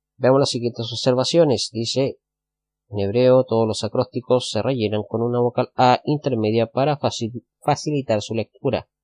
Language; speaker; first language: Spanish; native; Spanish